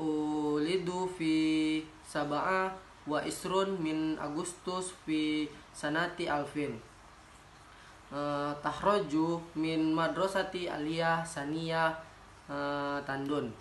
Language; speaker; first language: Arabic; non-native, learner; Indonesian